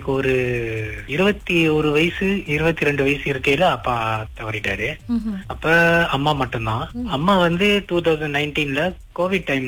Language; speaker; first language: Tamil; early bilingual, heritage; Tamil